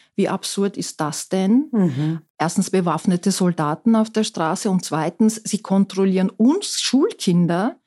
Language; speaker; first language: German; non-native, fluent; Turkish